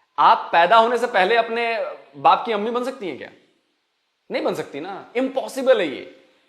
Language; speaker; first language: Hindi; native; Hindi